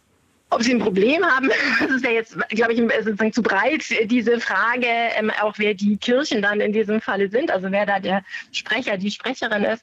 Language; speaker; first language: German; native; German